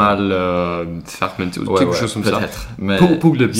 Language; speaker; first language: French; non-native, learner; Swedish